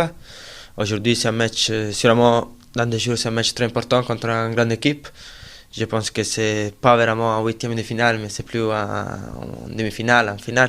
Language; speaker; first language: French; non-native, fluent; Italian